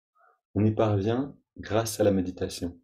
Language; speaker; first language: French; native; French